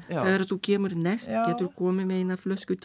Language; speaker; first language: Icelandic; non-native, learner; Lithuanian